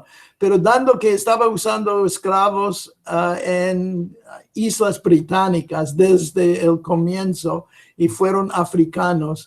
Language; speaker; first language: Spanish; non-native, fluent; English